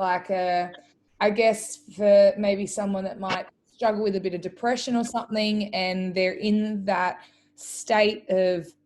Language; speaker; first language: English; native; English